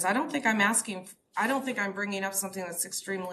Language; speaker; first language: English; native; English